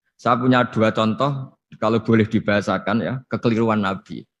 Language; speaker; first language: Malay; non-native, local second language; Javanese